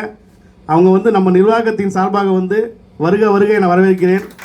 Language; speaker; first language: Tamil; native; Tamil